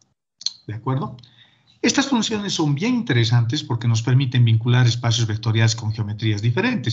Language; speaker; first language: Spanish; native; Spanish